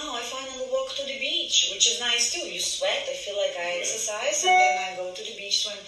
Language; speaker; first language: English; non-native, fluent; Ukrainian